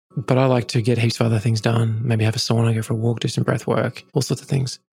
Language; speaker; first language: English; native; English